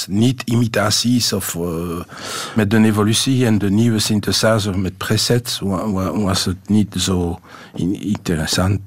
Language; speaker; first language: Dutch; non-native, local second language; French